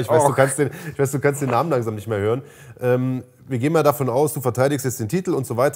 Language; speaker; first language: German; native; German